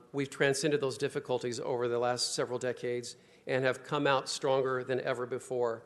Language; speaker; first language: English; native; English